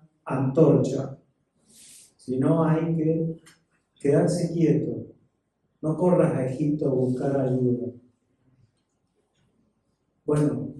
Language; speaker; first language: Spanish; native; Spanish